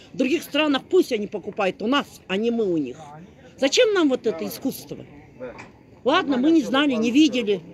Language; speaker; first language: Russian; non-native, local second language; Kazakh